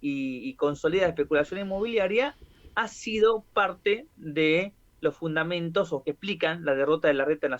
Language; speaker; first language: Spanish; native; Spanish